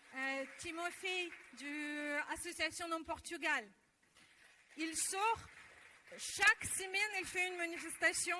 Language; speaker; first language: French; non-native, learner; Russian